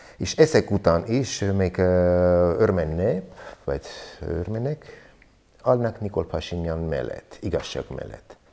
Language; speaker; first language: Hungarian; non-native, learner; Armenian